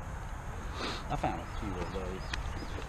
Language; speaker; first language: English; native; English